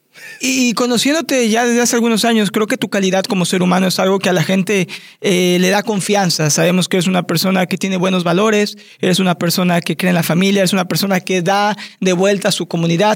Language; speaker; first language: Spanish; native; Spanish